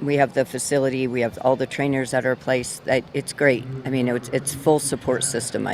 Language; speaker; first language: English; native; English